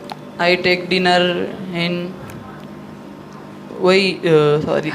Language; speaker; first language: English; non-native, learner; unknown